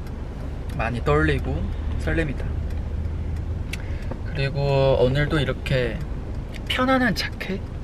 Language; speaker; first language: Korean; non-native, fluent; Chinese